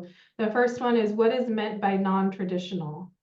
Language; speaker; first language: English; native; English